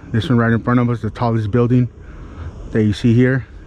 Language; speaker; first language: English; native; English